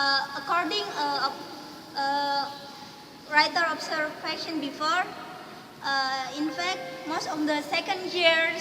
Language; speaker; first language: English; non-native, learner; Indonesian